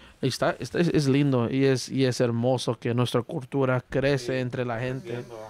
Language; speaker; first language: Spanish; early bilingual, heritage; Spanish